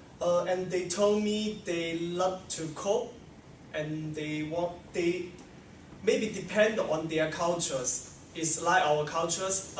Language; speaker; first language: English; non-native, learner; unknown